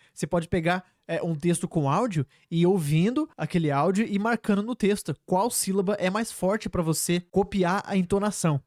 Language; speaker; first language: Portuguese; native; Portuguese